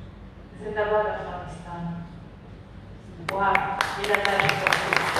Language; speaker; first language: Persian; non-native, learner; Arabic